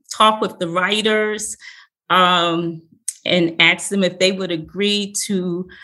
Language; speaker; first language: English; native; English